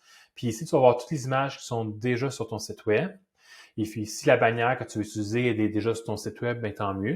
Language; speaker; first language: French; native; French